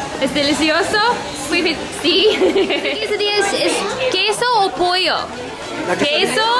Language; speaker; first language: Spanish; non-native, learner; English